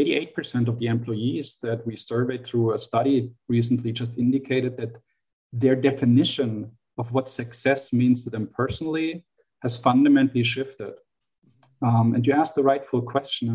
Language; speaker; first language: English; non-native, fluent; German